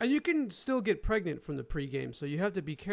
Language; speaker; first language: English; native; English